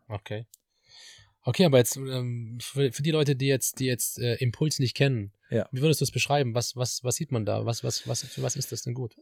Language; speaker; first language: German; native; German